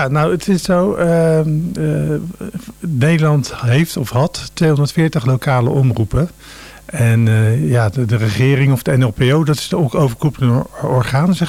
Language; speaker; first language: Dutch; native; Dutch